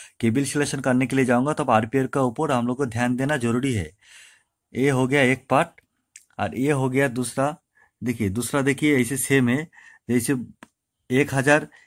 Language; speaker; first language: Hindi; non-native, local second language; Bangla